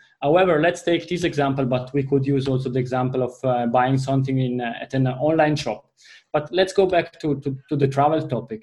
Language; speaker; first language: English; non-native, fluent; Italian